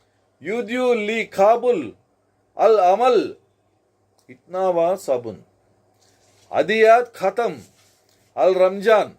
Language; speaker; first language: Arabic; non-native, learner; Telugu